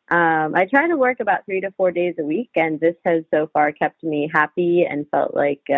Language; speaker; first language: English; native; English